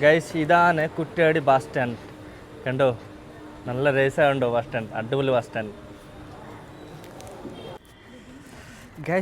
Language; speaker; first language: Malayalam; non-native, learner; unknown